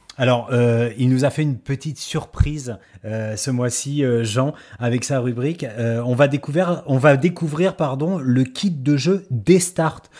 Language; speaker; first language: French; native; French